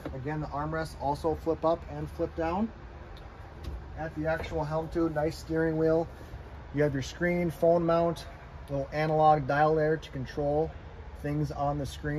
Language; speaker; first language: English; native; English